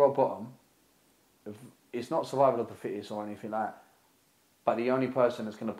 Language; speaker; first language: English; native; English